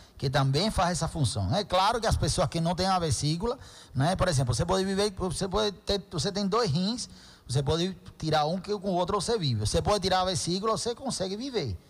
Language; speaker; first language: Portuguese; non-native, fluent; Spanish